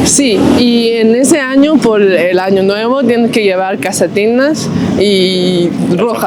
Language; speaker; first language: Spanish; non-native, fluent; Chinese